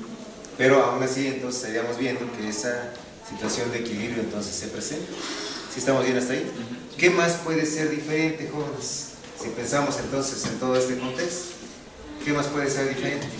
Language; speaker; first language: Spanish; native; Spanish